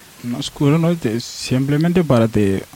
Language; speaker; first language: Spanish; non-native, learner; Wolof